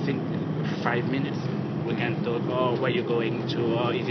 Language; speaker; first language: English; non-native, fluent; French